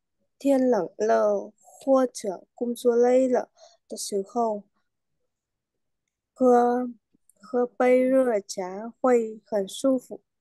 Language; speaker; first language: Chinese; non-native, learner; Vietnamese